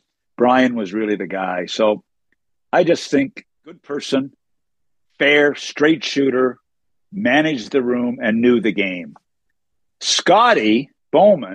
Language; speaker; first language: English; native; English